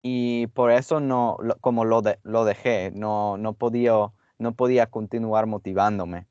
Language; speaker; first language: Spanish; non-native, fluent; English